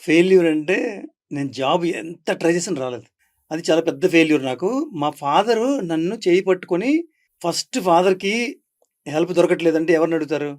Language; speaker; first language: Telugu; native; Telugu